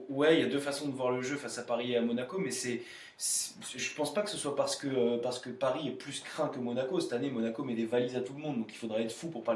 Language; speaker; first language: French; native; French